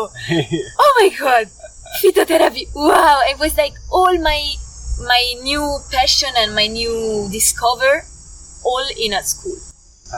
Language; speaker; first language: English; non-native, fluent; Italian